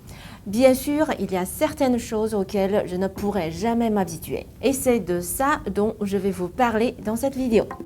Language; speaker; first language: French; non-native, fluent; Chinese